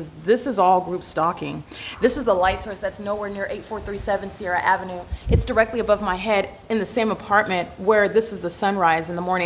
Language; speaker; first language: English; native; English